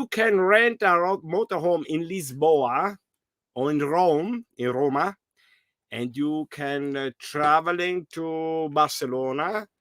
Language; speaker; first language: English; non-native, learner; German